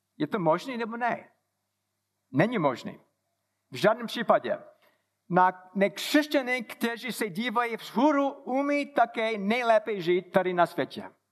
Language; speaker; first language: Czech; non-native, fluent; English